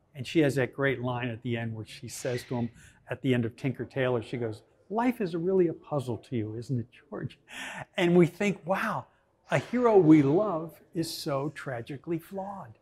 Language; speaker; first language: English; native; English